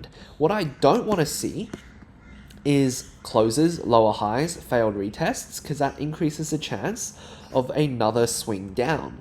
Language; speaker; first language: English; native; English